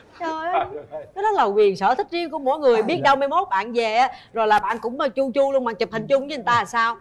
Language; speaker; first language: Vietnamese; native; Vietnamese